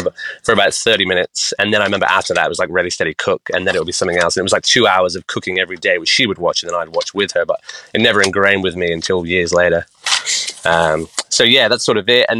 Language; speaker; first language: English; native; English